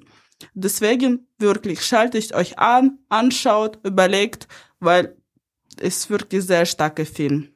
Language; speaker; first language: German; non-native, fluent; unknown